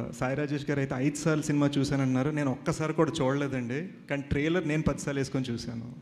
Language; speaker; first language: Telugu; early bilingual, heritage; Telugu